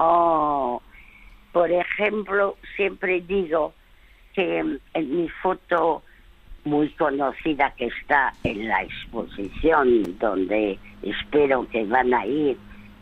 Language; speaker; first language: Spanish; early bilingual, other home language; French